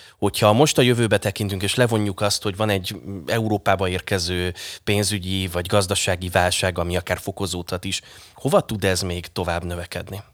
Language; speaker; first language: Hungarian; native; Hungarian